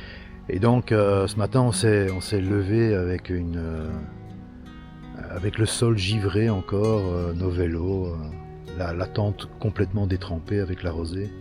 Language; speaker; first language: French; native; French